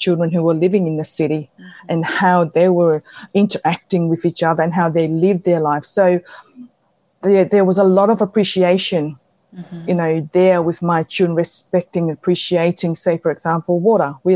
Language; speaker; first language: English; non-native, fluent; Samoan